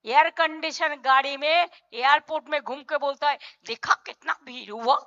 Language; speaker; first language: Hindi; non-native, local second language; Bangla